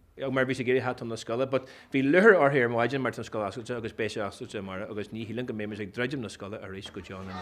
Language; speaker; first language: Irish; non-native, local second language; English